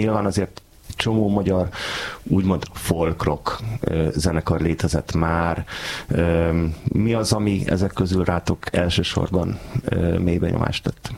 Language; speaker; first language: Hungarian; native; Hungarian